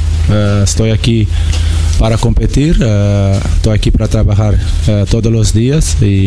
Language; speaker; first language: Spanish; non-native, fluent; Portuguese